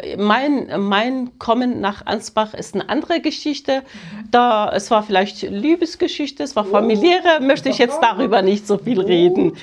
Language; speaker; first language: German; early bilingual, other home language; Kurdish